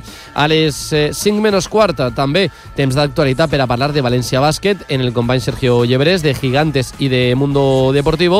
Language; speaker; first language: Catalan; native; Catalan